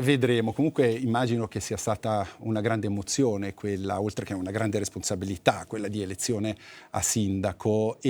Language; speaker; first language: Italian; native; Italian